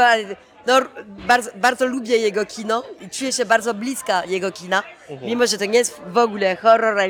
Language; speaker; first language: Polish; early bilingual, heritage; Polish